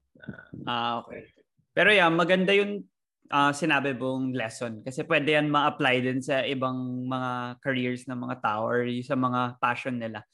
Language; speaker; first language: Filipino; native; Filipino